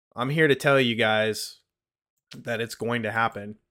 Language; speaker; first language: English; native; English